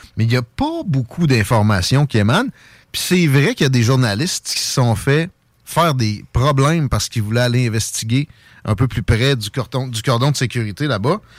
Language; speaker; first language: French; native; French